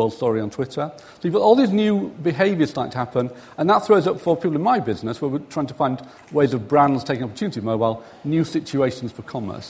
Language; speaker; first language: English; native; English